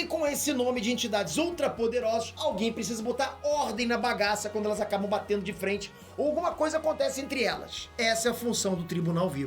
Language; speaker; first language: Portuguese; native; Portuguese